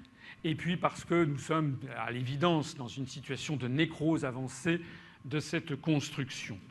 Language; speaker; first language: French; native; French